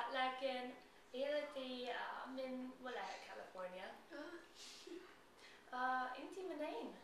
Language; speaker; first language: Arabic; non-native, learner; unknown